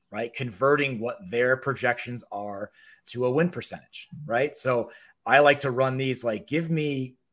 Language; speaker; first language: English; native; English